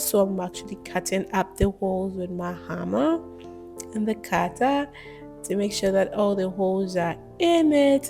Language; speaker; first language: English; non-native, local second language; Akan